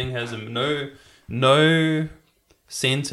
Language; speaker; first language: English; native; English